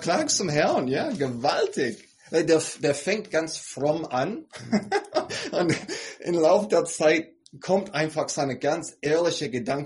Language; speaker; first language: German; non-native, fluent; English